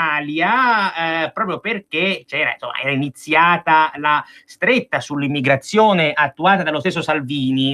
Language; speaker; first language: Italian; native; Italian